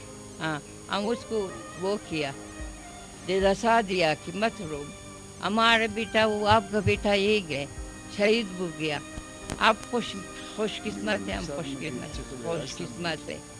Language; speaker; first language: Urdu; non-native, local second language; Hazaragi